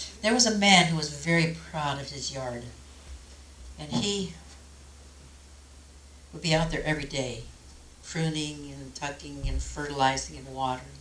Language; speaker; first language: English; native; English